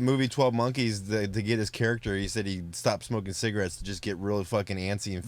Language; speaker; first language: English; native; English